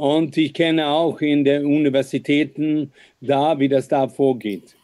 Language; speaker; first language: German; non-native, fluent; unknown